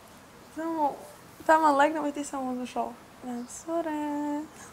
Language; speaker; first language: Serbian; native; Serbian